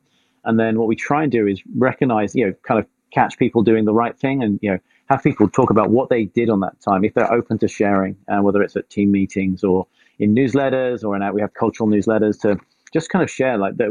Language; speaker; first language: English; native; English